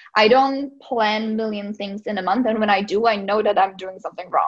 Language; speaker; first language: English; non-native, fluent; Czech